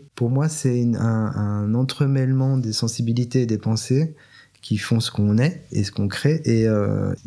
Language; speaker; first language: French; native; French